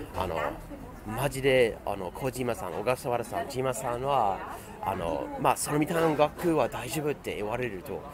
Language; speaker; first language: Japanese; non-native, fluent; English